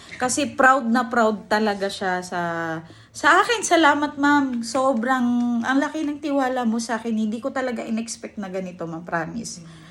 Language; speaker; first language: Filipino; native; Filipino